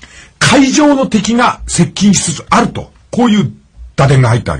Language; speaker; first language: Japanese; native; Japanese